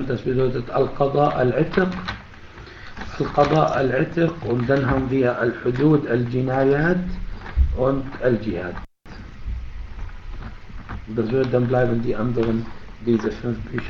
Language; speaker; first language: German; non-native, fluent; Arabic